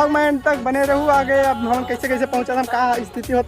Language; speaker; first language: Hindi; non-native, local second language; Chhattisgarhi